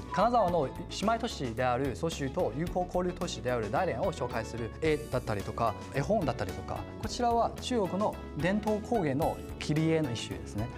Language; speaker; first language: Japanese; non-native, fluent; Chinese